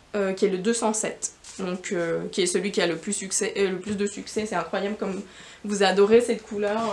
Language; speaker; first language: French; non-native, fluent; Spanish